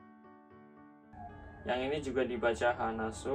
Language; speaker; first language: Indonesian; native; Indonesian